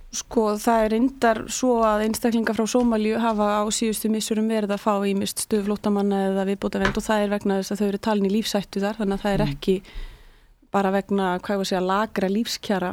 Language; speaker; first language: Icelandic; native; Icelandic